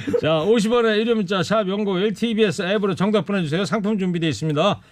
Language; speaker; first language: Korean; native; Korean